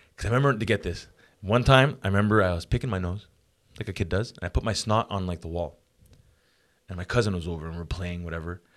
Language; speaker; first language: English; native; English